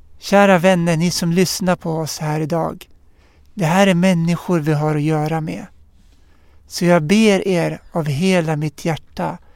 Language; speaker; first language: Swedish; early bilingual, other home language; Arabic